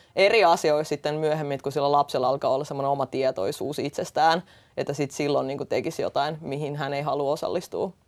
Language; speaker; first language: Finnish; early bilingual, other home language; Russian